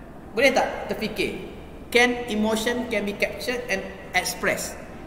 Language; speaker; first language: English; non-native, local second language; Malay